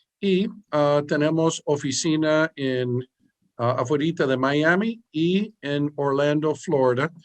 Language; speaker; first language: Spanish; early bilingual, heritage; English